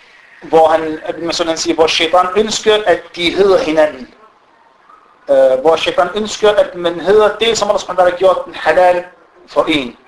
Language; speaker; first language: Danish; non-native, fluent; Arabic